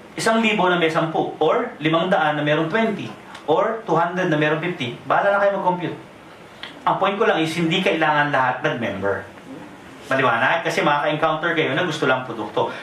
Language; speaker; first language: Filipino; native; Filipino